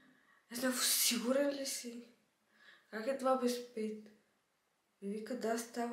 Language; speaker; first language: Bulgarian; native; Bulgarian